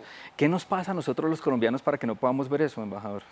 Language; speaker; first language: Spanish; native; Spanish